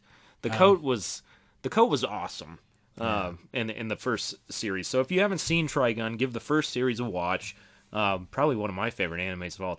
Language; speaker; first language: English; native; English